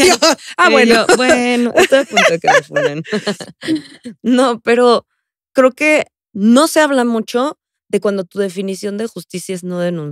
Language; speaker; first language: Spanish; native; Spanish